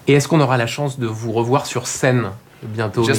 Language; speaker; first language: French; native; French